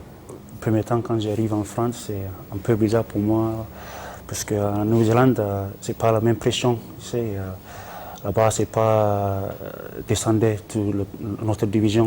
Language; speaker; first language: French; non-native, learner; English